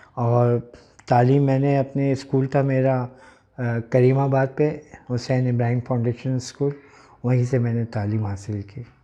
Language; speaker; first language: Urdu; native; Urdu